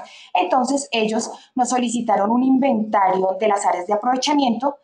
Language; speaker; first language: Spanish; native; Spanish